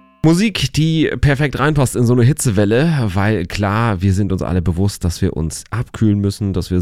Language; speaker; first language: German; native; German